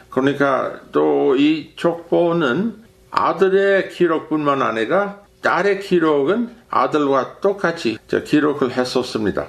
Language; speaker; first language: Korean; non-native, fluent; English